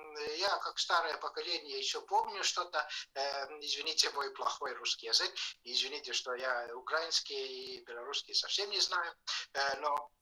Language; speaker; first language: Russian; non-native, fluent; Estonian